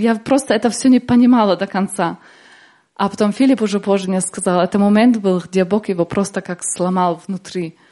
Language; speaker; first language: Russian; early bilingual, heritage; Russian